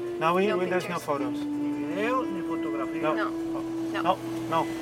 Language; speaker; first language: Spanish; non-native, learner; Dutch